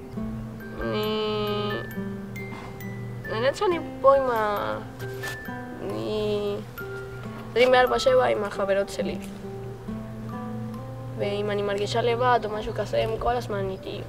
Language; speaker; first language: Hebrew; non-native, learner; Spanish